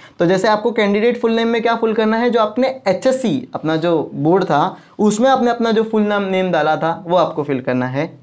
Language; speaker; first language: Hindi; non-native, local second language; Marwari